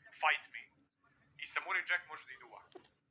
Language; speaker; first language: Bosnian; native; Bosnian